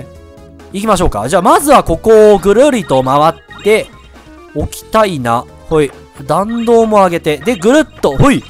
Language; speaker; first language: Japanese; native; Japanese